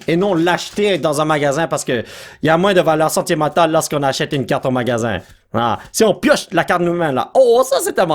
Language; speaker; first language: French; native; French